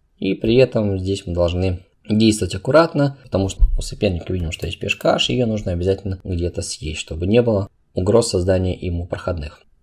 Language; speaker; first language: Russian; non-native, local second language; Uzbek